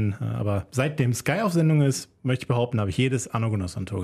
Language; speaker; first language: German; native; German